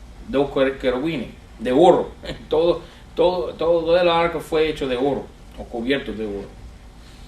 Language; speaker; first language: Spanish; non-native, fluent; English